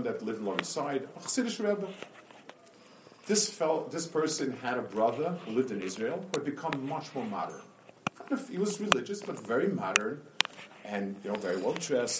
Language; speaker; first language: English; native; English